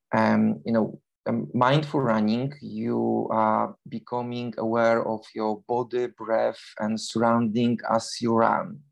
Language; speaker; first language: English; non-native, fluent; Polish